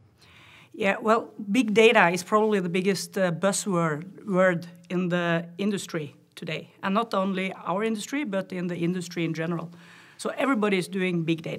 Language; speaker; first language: English; non-native, fluent; Norwegian